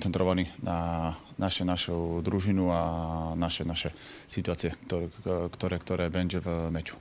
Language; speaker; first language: Polish; non-native, learner; Slovak